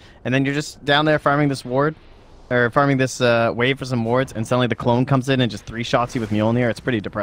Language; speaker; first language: English; native; English